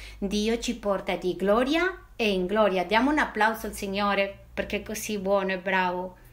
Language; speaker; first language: Italian; non-native, fluent; Spanish